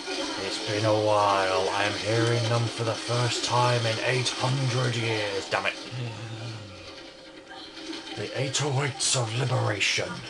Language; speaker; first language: English; native; English